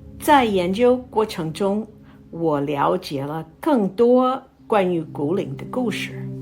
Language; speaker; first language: Chinese; non-native, fluent; English